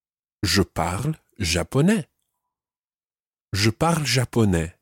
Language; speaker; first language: French; non-native, fluent; English